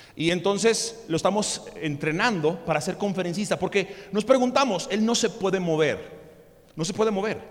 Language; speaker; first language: Spanish; early bilingual, other home language; English